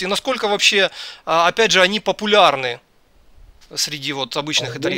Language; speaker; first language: Russian; native; Russian